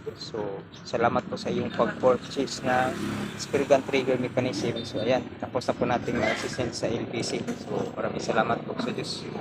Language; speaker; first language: Filipino; non-native, local second language; Cebuano